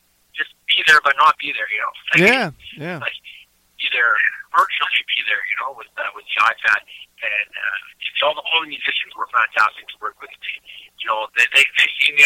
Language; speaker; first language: English; native; English